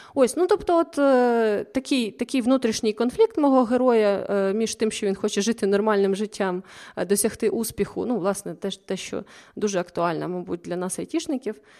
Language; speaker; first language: Ukrainian; native; Ukrainian